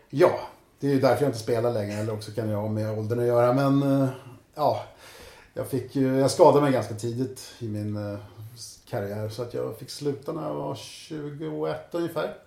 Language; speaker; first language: Swedish; native; Swedish